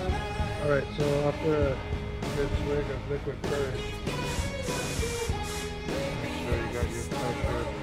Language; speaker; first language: English; native; English